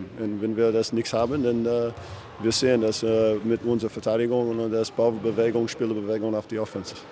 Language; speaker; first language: German; non-native, learner; English